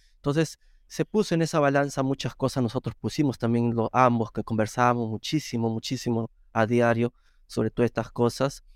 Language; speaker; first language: Spanish; native; Spanish